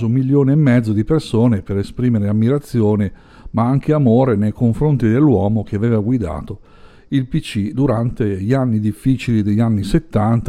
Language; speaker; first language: Italian; native; Italian